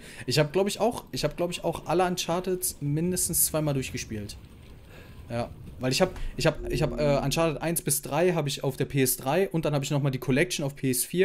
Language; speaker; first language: German; native; German